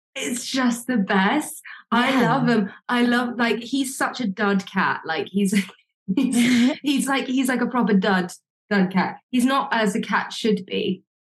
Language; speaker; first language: English; native; English